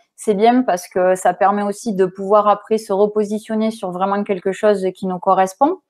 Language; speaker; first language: French; native; French